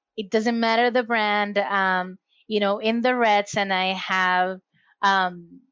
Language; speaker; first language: English; non-native, fluent; Spanish